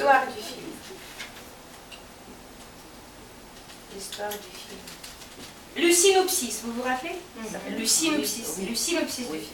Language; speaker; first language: French; non-native, fluent; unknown